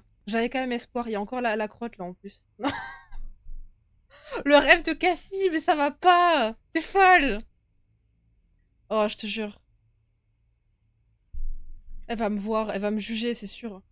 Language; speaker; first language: French; native; French